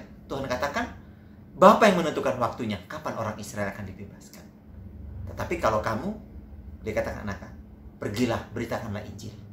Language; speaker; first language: Indonesian; native; Indonesian